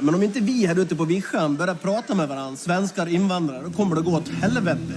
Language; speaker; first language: Swedish; native; Swedish